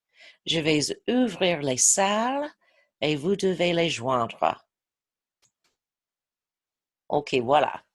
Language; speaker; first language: French; non-native, fluent; English